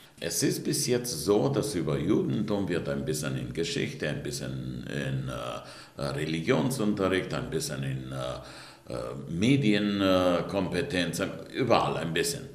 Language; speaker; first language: German; non-native, fluent; Romanian